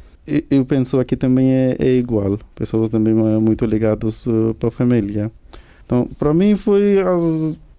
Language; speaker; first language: Portuguese; non-native, learner; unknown